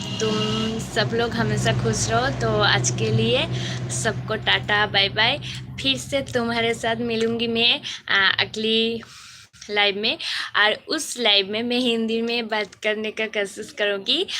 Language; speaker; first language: Hindi; non-native, local second language; Bangla